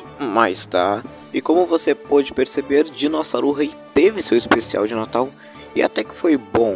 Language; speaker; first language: Portuguese; native; Portuguese